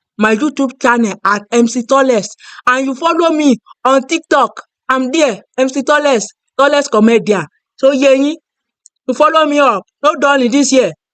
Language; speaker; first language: Nigerian Pidgin; non-native, local second language; Yoruba